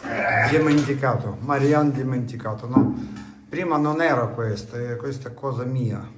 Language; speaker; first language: Italian; non-native, learner; Russian